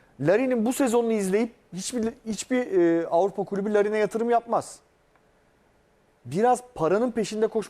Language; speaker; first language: Turkish; native; Turkish